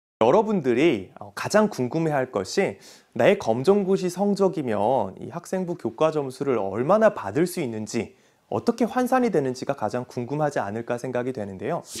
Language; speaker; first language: Korean; native; Korean